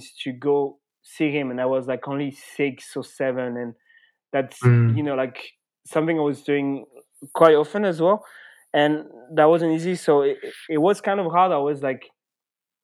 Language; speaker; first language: English; non-native, fluent; French